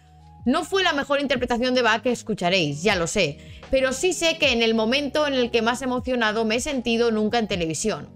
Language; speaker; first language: Spanish; native; Spanish